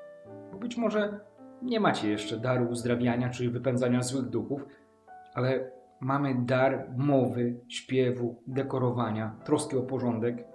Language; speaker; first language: Polish; native; Polish